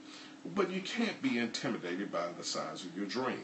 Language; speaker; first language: English; native; English